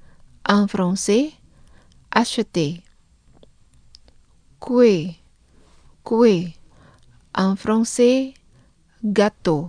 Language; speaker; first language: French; non-native, fluent; Indonesian